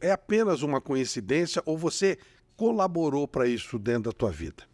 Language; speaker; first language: Portuguese; native; Portuguese